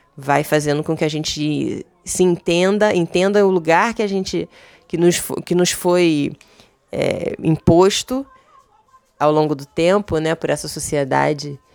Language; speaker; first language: Portuguese; native; Portuguese